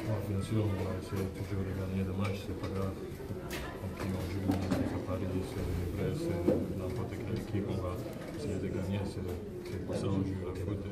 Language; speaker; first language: French; non-native, fluent; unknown